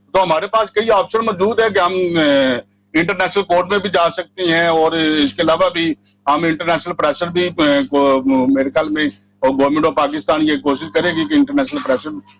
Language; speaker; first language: Urdu; non-native, local second language; Punjabi